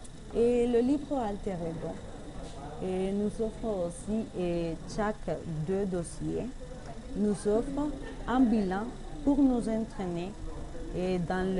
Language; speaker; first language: French; non-native, learner; Spanish